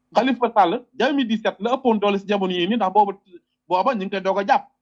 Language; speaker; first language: Wolof; native; Wolof